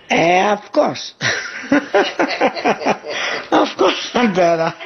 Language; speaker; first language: English; non-native, learner; Greek